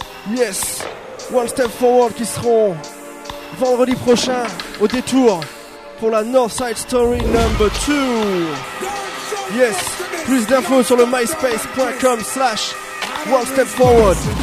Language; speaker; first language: French; native; French